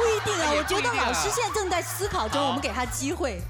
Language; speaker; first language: Chinese; native; Chinese